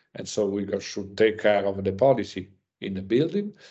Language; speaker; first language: English; non-native, learner; Italian